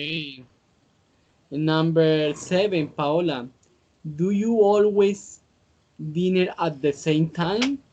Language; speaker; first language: English; non-native, learner; Spanish